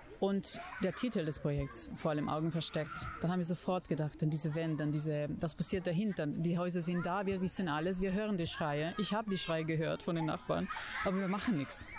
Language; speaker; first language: German; non-native, fluent; Italian